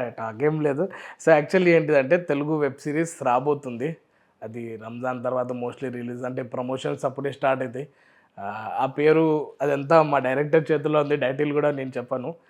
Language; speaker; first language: Telugu; non-native, local second language; Urdu